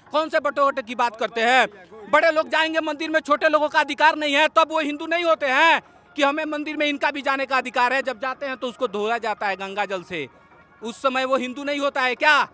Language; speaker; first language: Hindi; native; Hindi